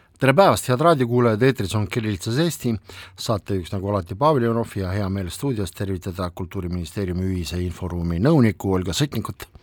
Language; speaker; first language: Estonian; non-native, local second language; Russian